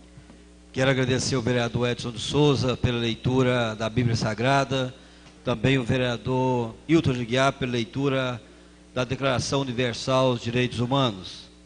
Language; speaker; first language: Portuguese; native; Portuguese